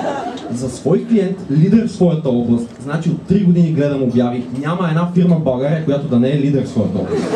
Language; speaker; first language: Bulgarian; native; Bulgarian